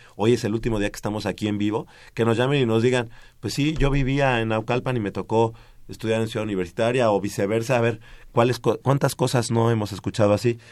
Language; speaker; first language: Spanish; native; Spanish